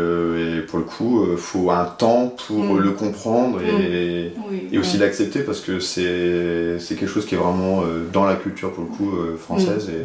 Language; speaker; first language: French; native; French